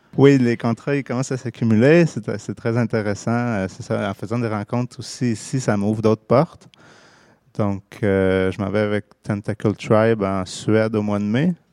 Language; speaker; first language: French; native; French